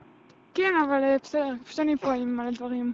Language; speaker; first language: Hebrew; native; Hebrew